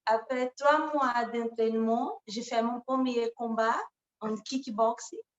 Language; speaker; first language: French; non-native, learner; Portuguese